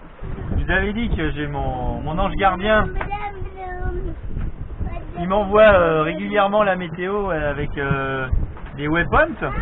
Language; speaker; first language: French; native; French